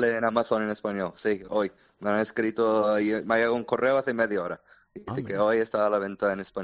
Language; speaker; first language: Spanish; non-native, fluent; English